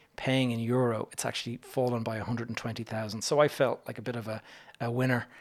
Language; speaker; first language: English; native; English